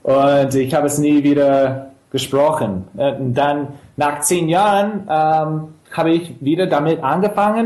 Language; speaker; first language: German; non-native, fluent; English